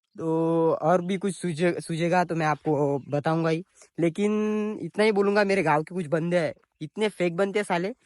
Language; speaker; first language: Hindi; non-native, local second language; Marathi